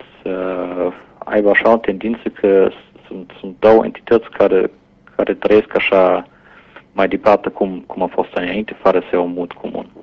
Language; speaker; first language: Romanian; non-native, fluent; German